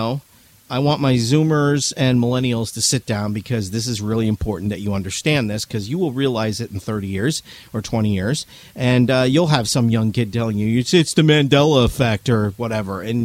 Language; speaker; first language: English; native; English